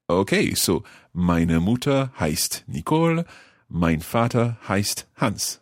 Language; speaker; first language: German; non-native, learner; English